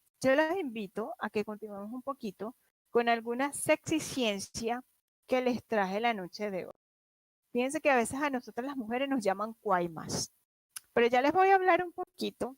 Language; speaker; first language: Spanish; native; Spanish